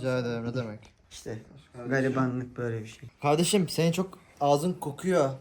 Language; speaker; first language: Turkish; native; Turkish